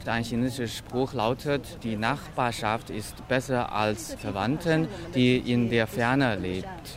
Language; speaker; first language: German; non-native, fluent; Chinese